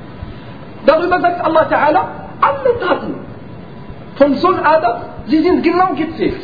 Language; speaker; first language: German; non-native, fluent; Arabic